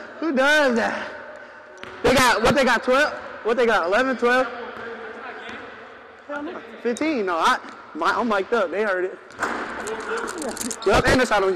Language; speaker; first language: English; native; English